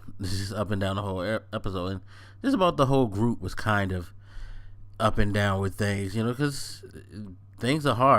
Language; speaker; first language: English; native; English